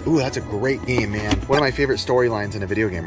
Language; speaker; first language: English; native; English